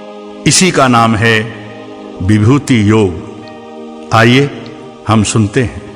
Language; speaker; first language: Hindi; native; Hindi